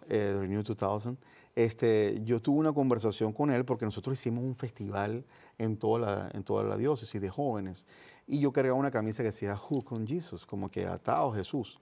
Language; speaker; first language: Spanish; native; Spanish